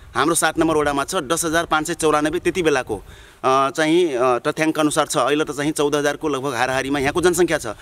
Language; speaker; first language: Nepali; non-native, local second language; Dangaura Tharu